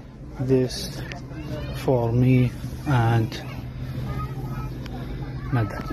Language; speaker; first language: English; non-native, learner; Arabic